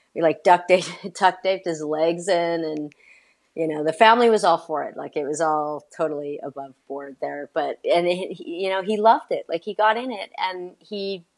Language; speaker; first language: English; native; English